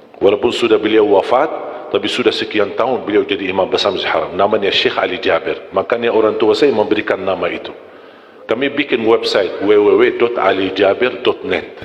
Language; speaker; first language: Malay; non-native, fluent; Arabic